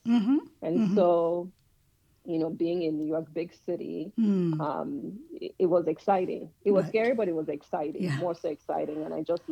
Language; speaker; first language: English; non-native, local second language; Yoruba